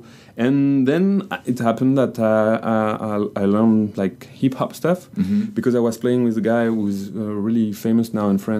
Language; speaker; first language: English; non-native, fluent; French